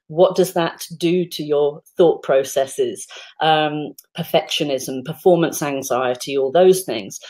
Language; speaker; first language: English; native; English